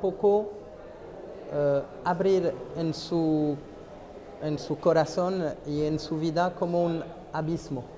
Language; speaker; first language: Spanish; non-native, fluent; French